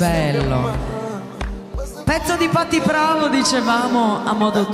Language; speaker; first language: Italian; native; Italian